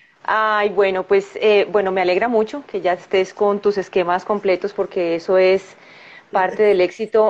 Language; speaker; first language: Spanish; native; Spanish